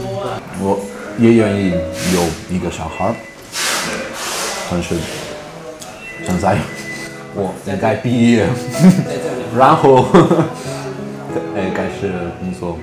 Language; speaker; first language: Chinese; non-native, learner; Spanish